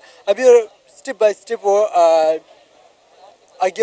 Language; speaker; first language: Hindi; non-native, local second language; Pashto